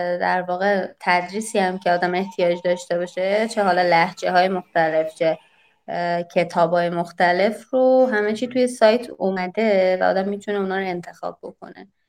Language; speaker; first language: Persian; native; Persian